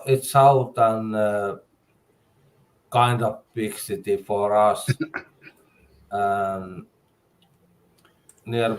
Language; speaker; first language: English; non-native, learner; Finnish